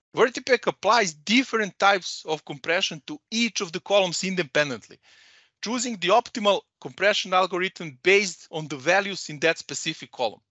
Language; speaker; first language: English; non-native, fluent; Serbian